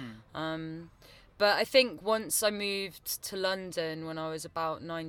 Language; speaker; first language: English; native; English